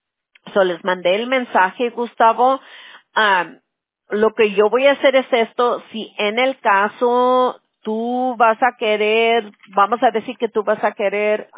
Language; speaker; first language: Spanish; early bilingual, other home language; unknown